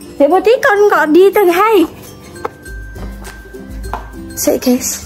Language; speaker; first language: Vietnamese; non-native, learner; Indonesian